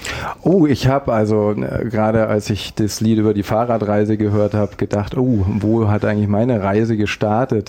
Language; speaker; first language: German; native; German